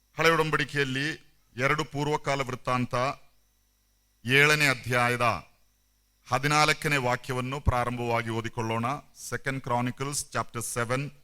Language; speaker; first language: Kannada; non-native, local second language; Malayalam